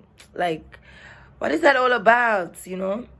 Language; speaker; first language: English; non-native, local second language; Zulu